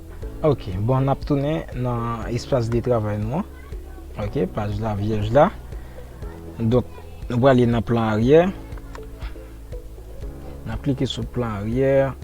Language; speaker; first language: French; non-native, local second language; Haitian Creole